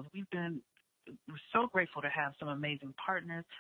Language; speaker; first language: English; native; English